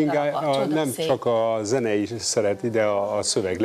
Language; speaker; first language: Hungarian; non-native, learner; French